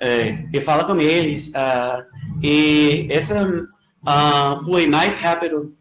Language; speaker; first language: Portuguese; non-native, learner; English